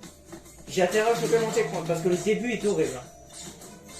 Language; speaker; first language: French; native; French